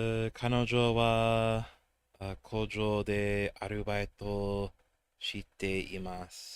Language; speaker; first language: Japanese; non-native, learner; English